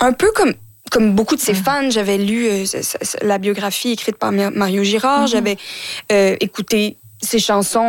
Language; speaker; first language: French; native; French